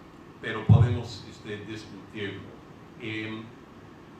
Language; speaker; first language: Spanish; non-native, fluent; English